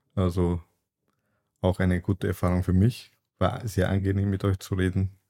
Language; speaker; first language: German; early bilingual, other home language; Turkish